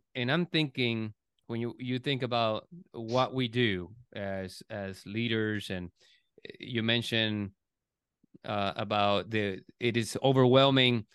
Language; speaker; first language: English; non-native, fluent; Spanish